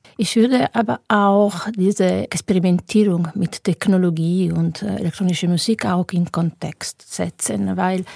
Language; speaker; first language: German; non-native, fluent; Italian